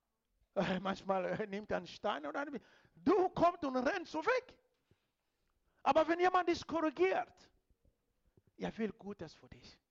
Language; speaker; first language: German; non-native, fluent; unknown